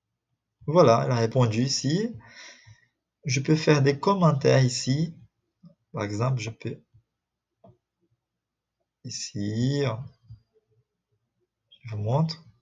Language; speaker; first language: French; non-native, fluent; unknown